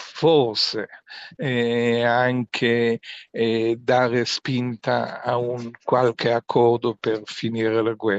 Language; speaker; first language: Italian; non-native, fluent; Hebrew